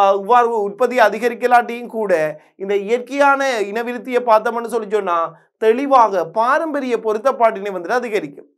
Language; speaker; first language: Tamil; native; Tamil